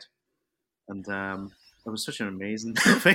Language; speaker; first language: English; early bilingual, other home language; Cantonese